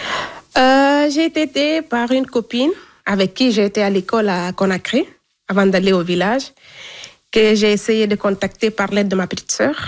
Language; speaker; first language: French; non-native, local second language; Fula